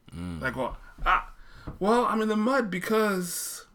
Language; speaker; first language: English; non-native, local second language; Shona